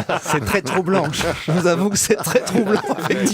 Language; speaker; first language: French; native; French